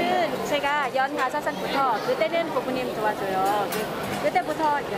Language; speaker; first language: Korean; non-native, learner; Thai